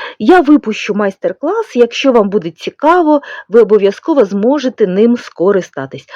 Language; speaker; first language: Ukrainian; non-native, local second language; Russian